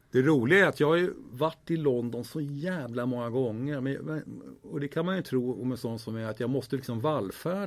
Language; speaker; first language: Swedish; native; Swedish